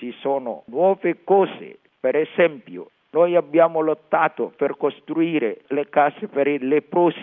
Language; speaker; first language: Italian; non-native, learner; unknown